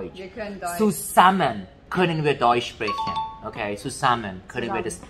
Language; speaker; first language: German; non-native, learner; Thai